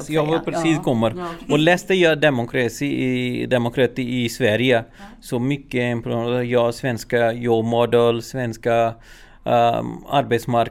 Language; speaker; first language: Swedish; non-native, learner; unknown